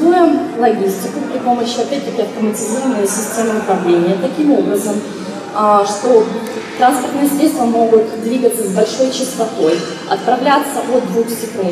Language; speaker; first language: Russian; native; Russian